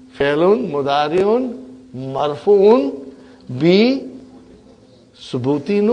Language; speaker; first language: Arabic; non-native, fluent; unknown